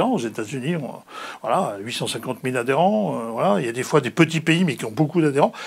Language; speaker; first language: French; native; French